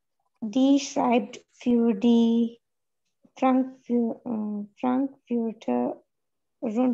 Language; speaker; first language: German; non-native, learner; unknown